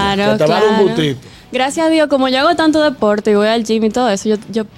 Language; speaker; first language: Spanish; native; Spanish